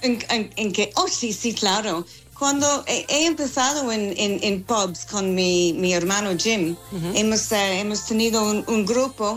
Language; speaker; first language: Spanish; non-native, learner; English